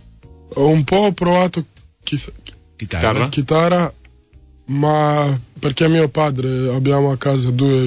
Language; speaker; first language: Italian; non-native, learner; Serbian